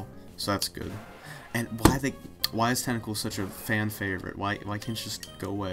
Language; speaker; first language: English; native; English